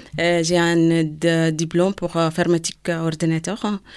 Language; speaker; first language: French; non-native, learner; Arabic